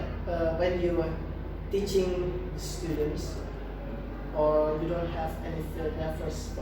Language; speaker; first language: English; non-native, learner; Indonesian